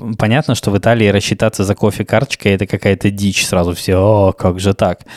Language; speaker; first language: Russian; native; Russian